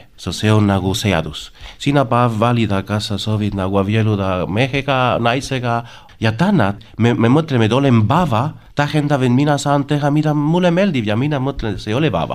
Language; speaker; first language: Estonian; non-native, learner; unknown